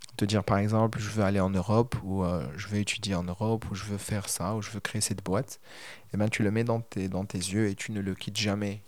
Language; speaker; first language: French; non-native, local second language; Arabic